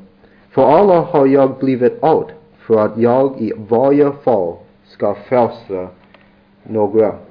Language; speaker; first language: Swedish; non-native, learner; English